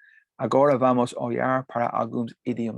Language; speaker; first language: Portuguese; non-native, learner; English